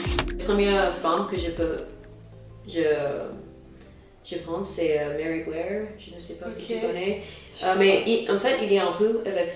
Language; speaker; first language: French; non-native, fluent; English